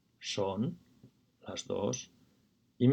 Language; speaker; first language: Spanish; non-native, fluent; English